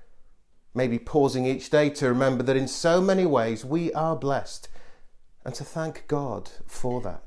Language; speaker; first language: English; native; English